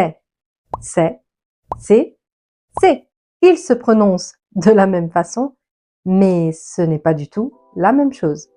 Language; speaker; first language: French; non-native, fluent; Italian